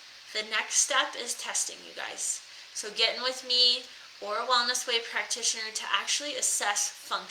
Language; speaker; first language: English; native; English